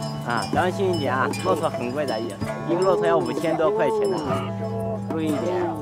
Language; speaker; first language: Chinese; native; Chinese